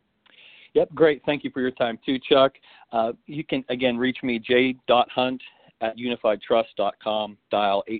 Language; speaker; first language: English; native; English